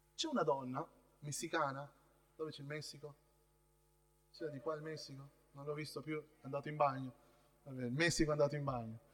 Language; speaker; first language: Italian; non-native, fluent; Spanish